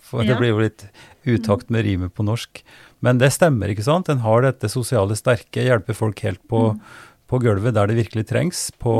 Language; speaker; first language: Norwegian; native; Norwegian